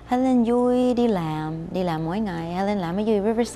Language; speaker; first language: Vietnamese; non-native, fluent; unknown